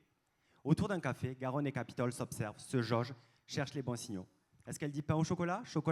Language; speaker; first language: French; native; French